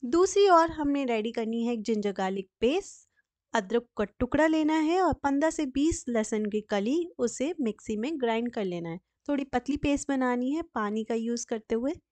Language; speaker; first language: Hindi; native; Hindi